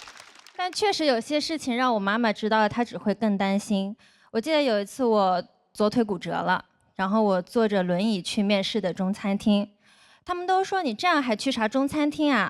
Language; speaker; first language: Chinese; native; Chinese